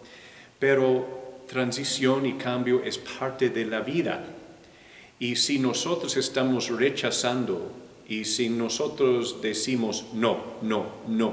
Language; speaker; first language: Spanish; non-native, fluent; English